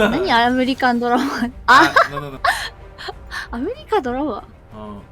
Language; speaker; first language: Korean; non-native, learner; Japanese